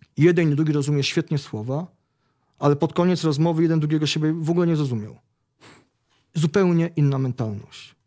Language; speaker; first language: Polish; native; Polish